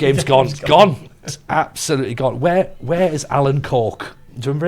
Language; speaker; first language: English; native; English